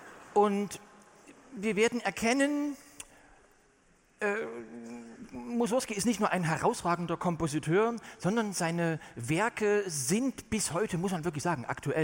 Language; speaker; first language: German; native; German